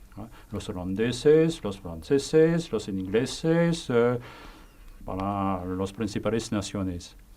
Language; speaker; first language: Spanish; non-native, fluent; French